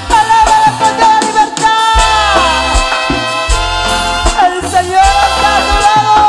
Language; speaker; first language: Spanish; non-native, local second language; Kaqchikel